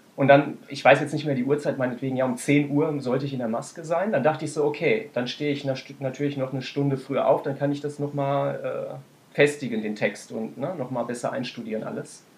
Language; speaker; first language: German; native; German